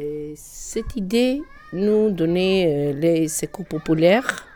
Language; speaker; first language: French; non-native, learner; Albanian